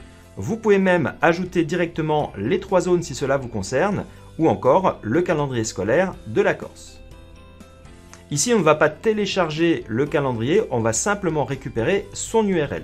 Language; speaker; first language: French; native; French